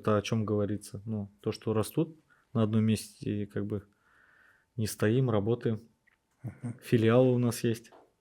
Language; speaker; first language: Russian; native; Russian